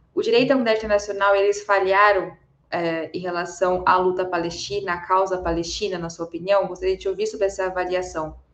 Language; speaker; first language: Portuguese; native; Portuguese